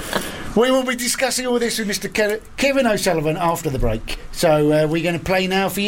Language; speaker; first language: English; native; English